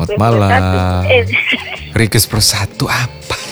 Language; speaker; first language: Indonesian; native; Indonesian